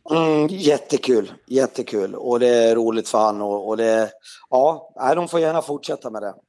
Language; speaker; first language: Swedish; native; Swedish